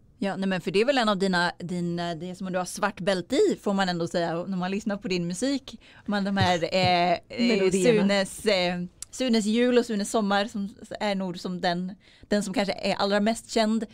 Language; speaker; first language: Swedish; native; Swedish